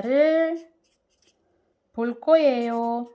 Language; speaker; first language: Korean; non-native, fluent; Filipino